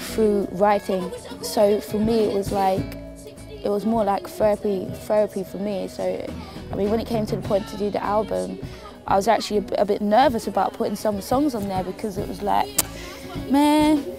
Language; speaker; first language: English; native; English